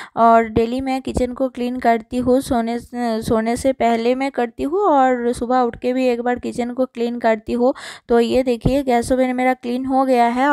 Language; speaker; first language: Hindi; non-native, local second language; Bangla